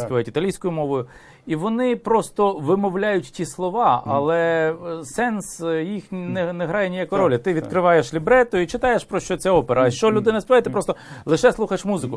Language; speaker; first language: Ukrainian; native; Ukrainian